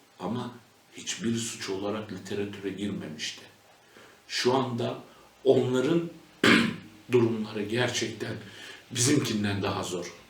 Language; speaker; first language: Turkish; native; Turkish